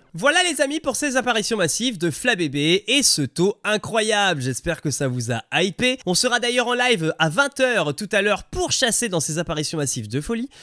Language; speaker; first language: French; native; French